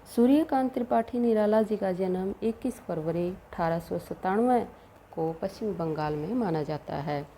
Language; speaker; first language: Hindi; native; Hindi